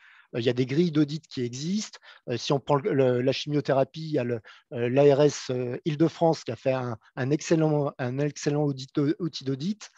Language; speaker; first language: French; native; French